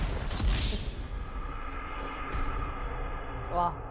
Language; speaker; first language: English; non-native, learner; Japanese